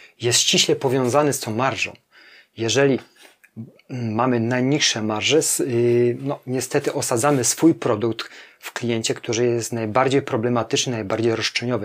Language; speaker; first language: Polish; native; Polish